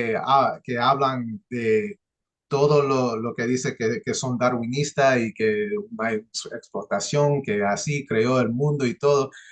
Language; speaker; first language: Spanish; early bilingual, heritage; English